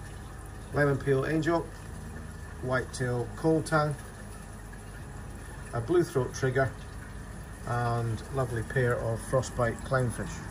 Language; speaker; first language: English; native; English